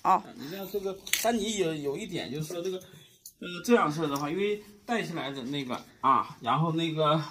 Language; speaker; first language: Chinese; native; Chinese